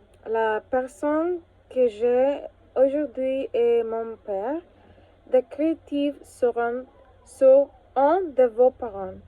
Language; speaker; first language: French; non-native, learner; Spanish